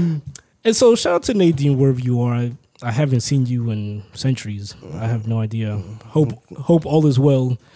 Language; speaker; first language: English; early bilingual, other home language; Spanish